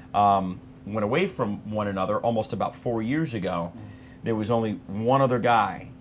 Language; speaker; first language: English; native; English